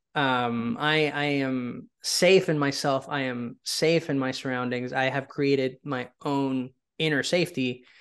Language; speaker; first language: English; early bilingual, other home language; Spanish